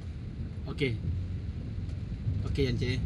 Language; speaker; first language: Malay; non-native, local second language; Minangkabau